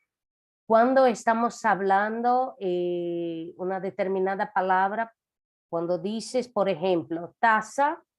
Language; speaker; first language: Spanish; non-native, fluent; Portuguese